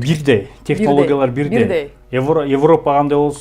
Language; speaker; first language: Kyrgyz; native; Kyrgyz